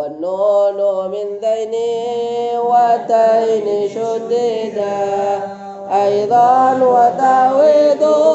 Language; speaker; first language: Arabic; non-native, fluent; Indonesian